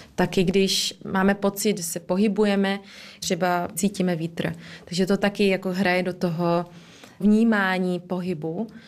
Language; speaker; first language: Czech; early bilingual, heritage; Czech